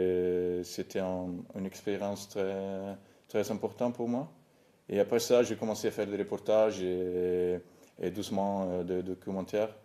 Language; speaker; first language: French; non-native, fluent; Italian